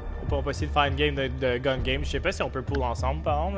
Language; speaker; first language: French; native; French